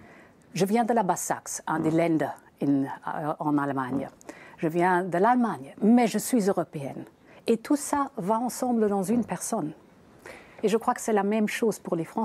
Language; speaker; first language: French; non-native, fluent; German